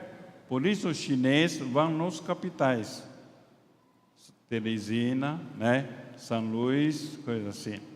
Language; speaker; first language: Portuguese; non-native, fluent; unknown